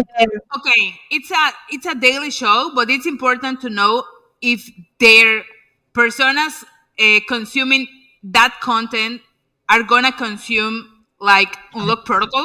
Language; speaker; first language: English; non-native, learner; Spanish